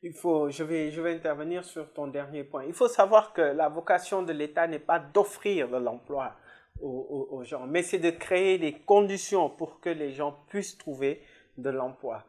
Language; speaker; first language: French; non-native, local second language; Wolof